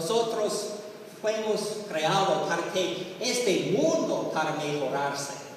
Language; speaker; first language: Spanish; non-native, learner; English